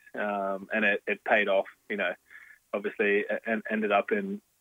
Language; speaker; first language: English; native; English